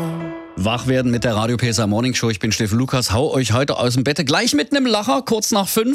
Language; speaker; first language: German; native; German